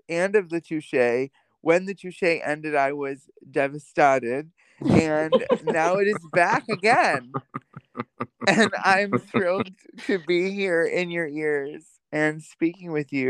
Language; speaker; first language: English; native; English